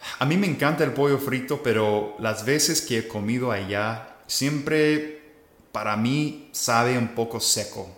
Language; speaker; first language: Spanish; non-native, fluent; English